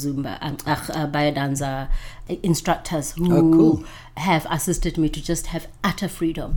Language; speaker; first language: English; non-native, local second language; Northern Sotho